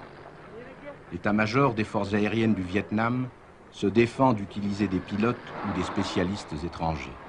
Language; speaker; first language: French; native; French